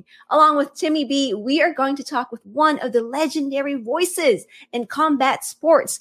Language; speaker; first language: English; non-native, local second language; Filipino